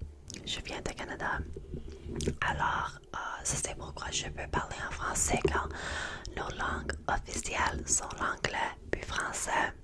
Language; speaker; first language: French; non-native, learner; English